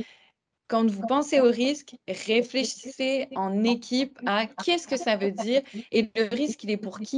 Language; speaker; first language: French; native; French